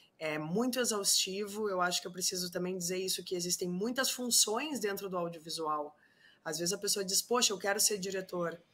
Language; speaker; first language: Portuguese; non-native, fluent; Spanish